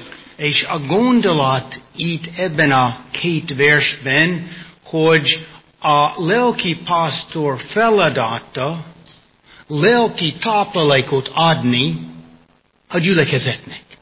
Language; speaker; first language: Hungarian; non-native, fluent; English